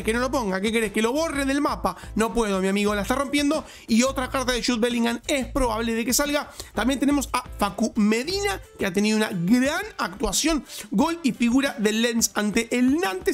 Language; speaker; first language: Spanish; native; Spanish